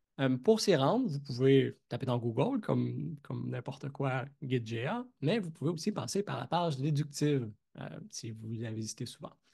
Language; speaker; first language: French; native; French